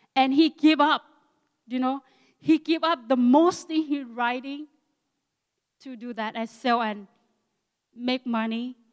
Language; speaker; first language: English; non-native, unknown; Akha